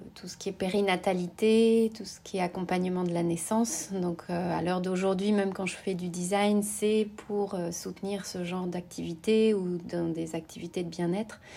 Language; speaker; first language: French; native; French